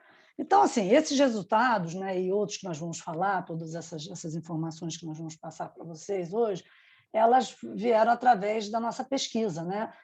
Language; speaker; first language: Portuguese; native; Portuguese